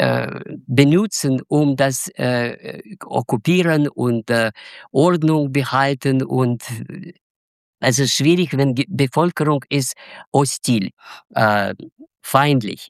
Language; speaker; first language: German; non-native, fluent; Russian